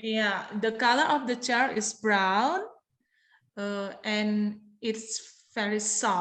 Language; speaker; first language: English; non-native, learner; Indonesian